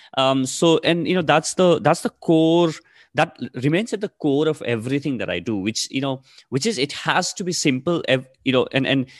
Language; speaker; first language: English; non-native, local second language; Nepali